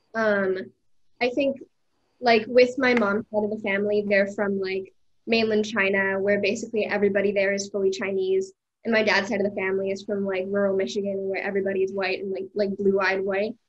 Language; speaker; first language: English; native; English